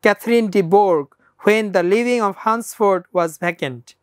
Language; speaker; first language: English; non-native, local second language; Bangla